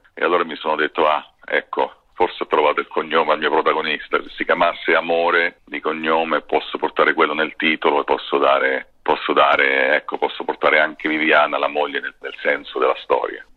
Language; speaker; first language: Italian; native; Italian